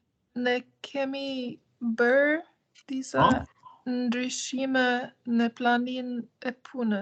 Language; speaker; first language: Albanian; non-native, learner; Norwegian